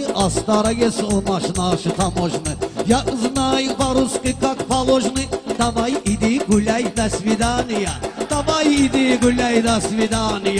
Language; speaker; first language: Russian; non-native, learner; Talysh